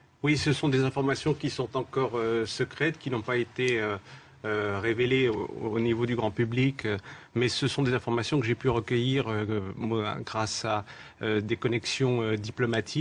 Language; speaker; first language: French; native; French